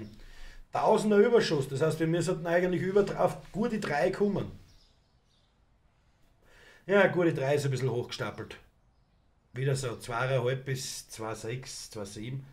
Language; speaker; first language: German; native; German